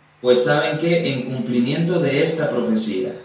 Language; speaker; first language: Spanish; native; Spanish